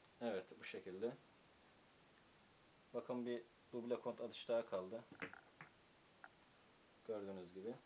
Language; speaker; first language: Turkish; native; Turkish